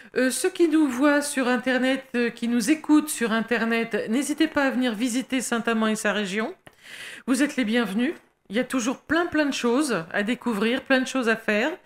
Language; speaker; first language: French; native; French